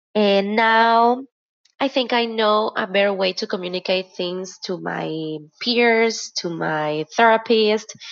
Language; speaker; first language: English; non-native, fluent; Spanish